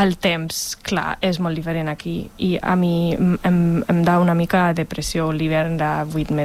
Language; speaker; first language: Catalan; non-native, fluent; German